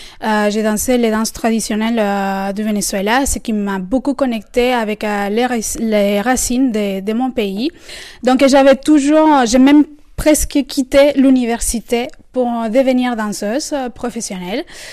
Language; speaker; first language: French; non-native, fluent; Spanish